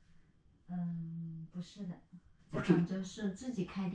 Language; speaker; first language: Chinese; native; Chinese